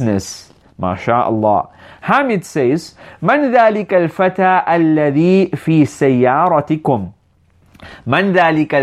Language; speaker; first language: Arabic; non-native, fluent; English